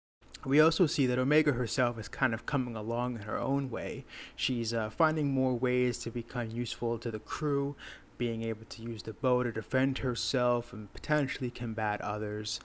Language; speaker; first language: English; native; English